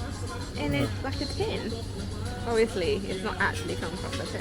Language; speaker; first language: English; native; English